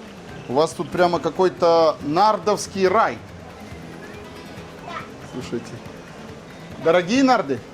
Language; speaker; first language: Russian; native; Russian